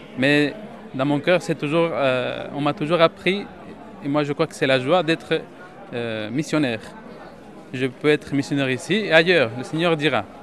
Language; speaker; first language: French; non-native, fluent; Spanish